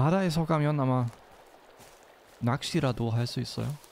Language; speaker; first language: Korean; non-native, learner; German